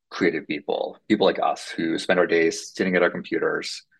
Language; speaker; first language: English; non-native, fluent; Finnish